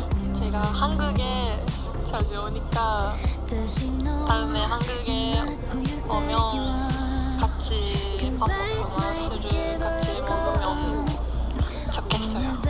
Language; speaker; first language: Korean; non-native, learner; Japanese